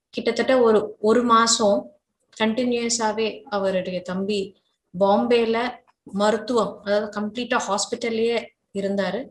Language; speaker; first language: Tamil; native; Tamil